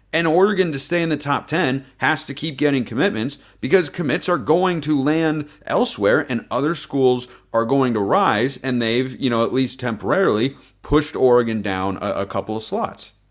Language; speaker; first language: English; native; English